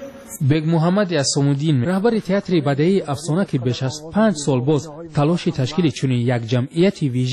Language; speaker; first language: Tajik; native; Tajik